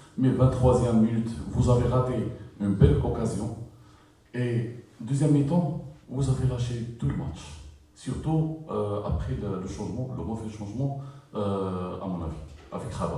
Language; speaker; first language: French; non-native, local second language; Arabic